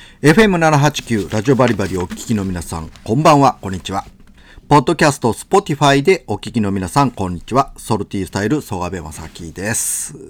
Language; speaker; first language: Japanese; native; Japanese